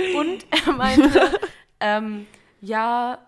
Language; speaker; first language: German; early bilingual, other home language; Vietnamese